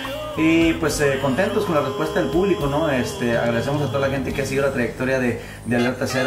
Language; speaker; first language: Spanish; native; Spanish